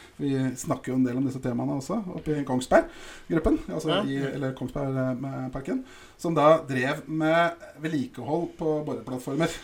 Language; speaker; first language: Norwegian; native; Norwegian